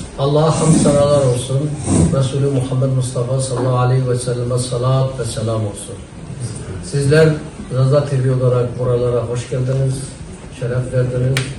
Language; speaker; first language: Turkish; non-native, local second language; Zaza